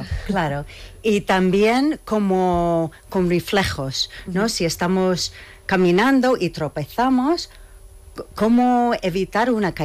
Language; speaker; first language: Spanish; non-native, fluent; English